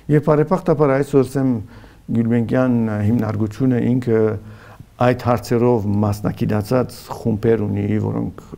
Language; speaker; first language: Armenian; early bilingual, heritage; Armenian